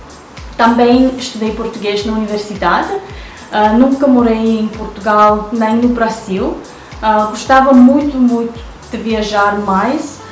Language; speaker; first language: Portuguese; non-native, fluent; English